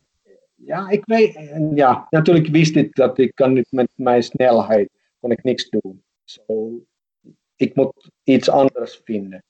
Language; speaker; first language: Dutch; non-native, fluent; Finnish